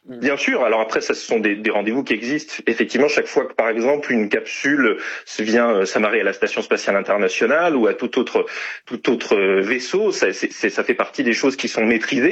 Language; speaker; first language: French; native; French